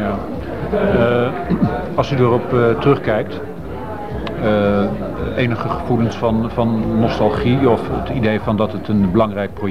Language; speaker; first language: Dutch; native; Dutch